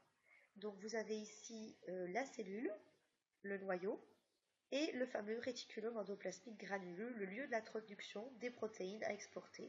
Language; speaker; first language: French; native; French